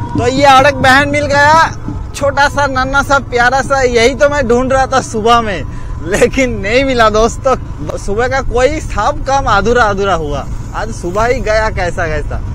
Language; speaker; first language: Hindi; non-native, local second language; Bangla